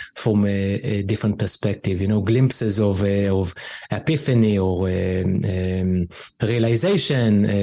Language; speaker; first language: English; non-native, fluent; Hebrew